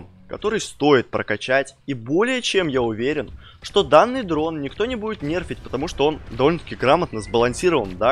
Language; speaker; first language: Russian; native; Russian